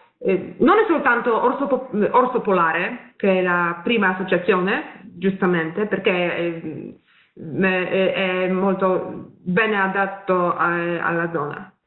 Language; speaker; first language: Italian; non-native, fluent; Polish